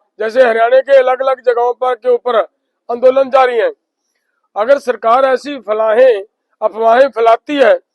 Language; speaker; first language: Hindi; non-native, local second language; Punjabi